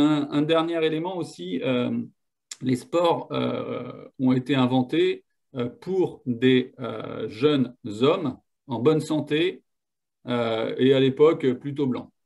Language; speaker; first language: French; native; French